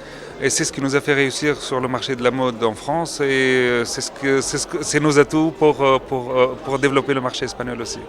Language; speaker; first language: French; non-native, local second language; Arabic